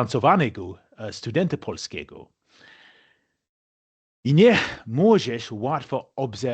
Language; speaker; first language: Polish; non-native, fluent; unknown